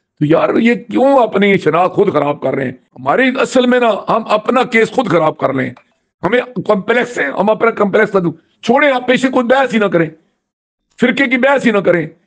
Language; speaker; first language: Urdu; non-native, local second language; Punjabi